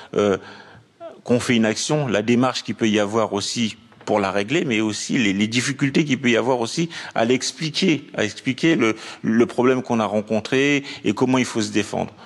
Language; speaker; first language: French; native; French